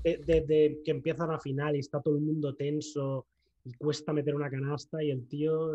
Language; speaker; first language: Spanish; native; Spanish